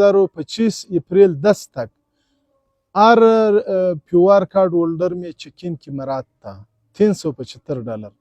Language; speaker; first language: Hindi; non-native, fluent; Pashto